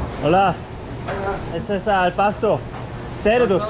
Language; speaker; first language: Spanish; non-native, learner; Korean